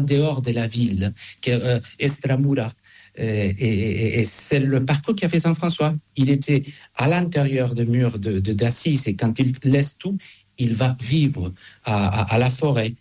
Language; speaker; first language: French; non-native, fluent; Spanish